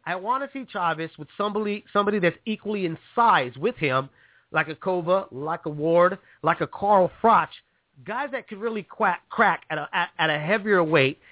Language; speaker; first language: English; native; English